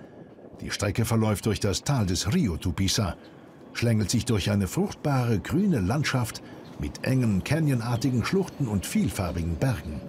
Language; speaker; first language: German; native; German